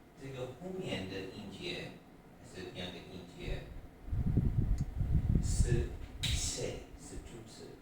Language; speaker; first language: Chinese; non-native, learner; English